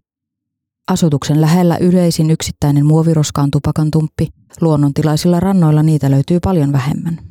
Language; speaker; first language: Finnish; native; Finnish